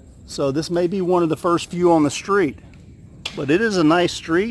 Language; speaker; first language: English; native; English